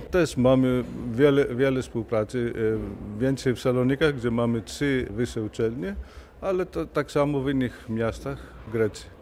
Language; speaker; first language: Polish; non-native, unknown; Greek